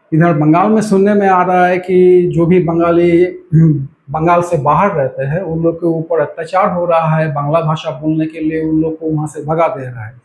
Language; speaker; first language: Hindi; non-native, local second language; Bangla